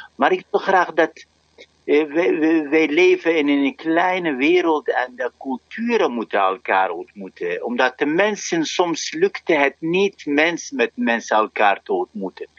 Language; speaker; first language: Dutch; non-native, fluent; Arabic